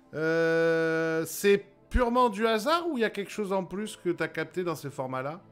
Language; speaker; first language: French; native; French